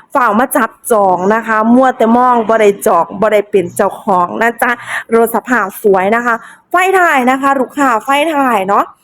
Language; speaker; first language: Thai; native; Thai